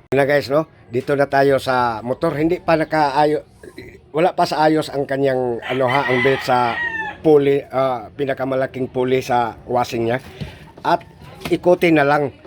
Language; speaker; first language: Filipino; non-native, local second language; Cebuano